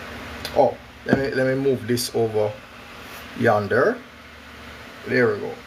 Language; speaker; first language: English; native; English